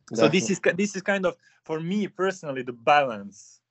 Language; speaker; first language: English; non-native, fluent; Serbian